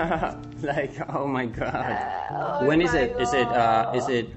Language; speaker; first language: English; non-native, fluent; Spanish